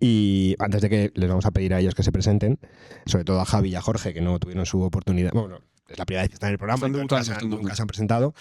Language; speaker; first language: Spanish; native; Spanish